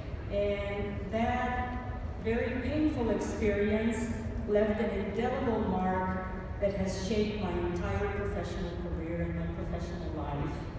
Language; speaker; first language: English; early bilingual, other home language; Spanish